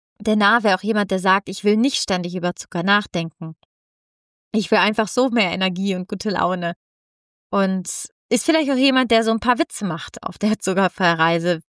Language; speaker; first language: German; non-native, fluent; Italian